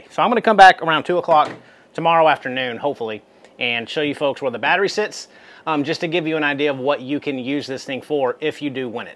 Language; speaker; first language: English; native; English